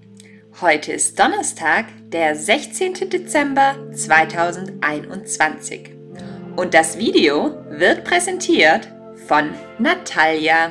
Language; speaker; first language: German; native; German